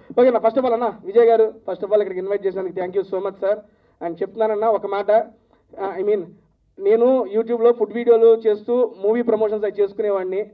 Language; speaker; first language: Telugu; native; Telugu